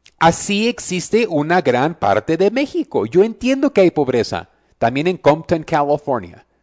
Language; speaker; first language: Spanish; early bilingual, heritage; Spanish